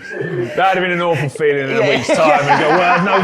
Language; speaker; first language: English; native; English